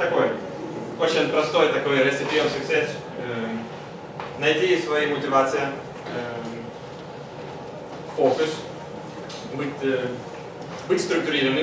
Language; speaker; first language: Russian; non-native, learner; Swedish